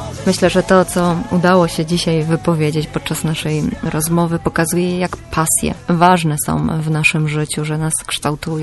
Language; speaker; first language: Polish; native; Polish